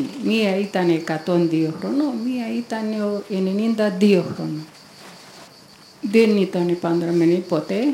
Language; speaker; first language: Greek; non-native, learner; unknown